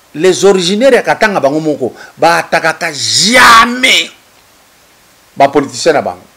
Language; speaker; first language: Lingala; non-native, local second language; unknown